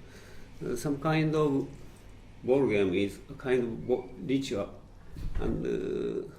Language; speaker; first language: English; non-native, fluent; Japanese